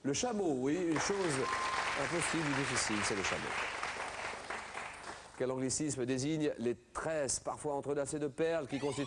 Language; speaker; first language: French; native; French